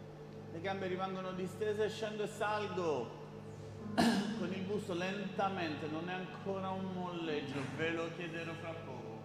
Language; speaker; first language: Italian; native; Italian